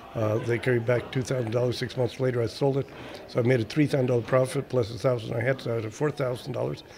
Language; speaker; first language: English; early bilingual, other home language; Spanish